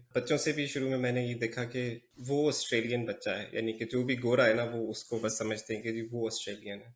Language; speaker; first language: Urdu; native; Urdu